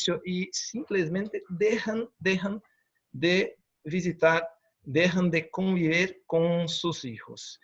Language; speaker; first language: Spanish; non-native, fluent; Portuguese